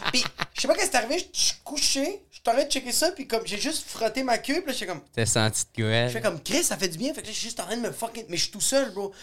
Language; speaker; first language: French; native; French